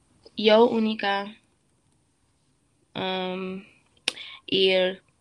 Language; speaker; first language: Spanish; non-native, learner; English